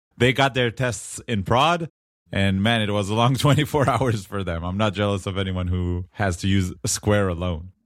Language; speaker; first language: English; non-native, fluent; Hebrew